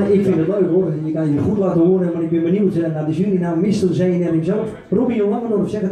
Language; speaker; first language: Dutch; native; Dutch